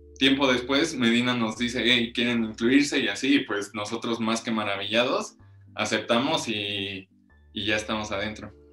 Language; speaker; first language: Spanish; native; Spanish